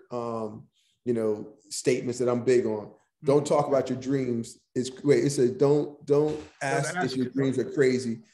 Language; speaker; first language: English; native; English